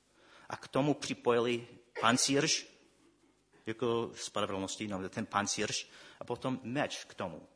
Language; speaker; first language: Czech; non-native, fluent; English